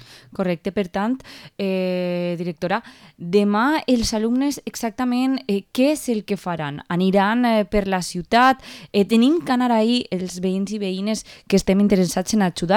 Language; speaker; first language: Catalan; native; Catalan